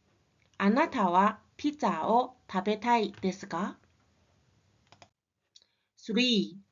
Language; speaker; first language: Japanese; non-native, fluent; Chinese